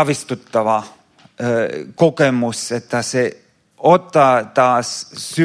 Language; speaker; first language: Finnish; non-native, fluent; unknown